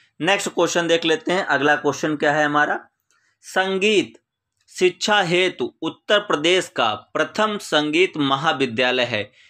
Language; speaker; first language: Hindi; native; Hindi